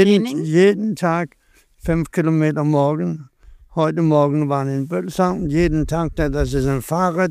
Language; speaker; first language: German; non-native, learner; Danish